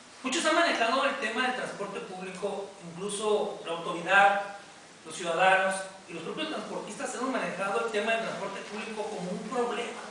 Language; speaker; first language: Spanish; native; Spanish